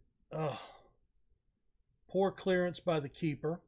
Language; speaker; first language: English; native; English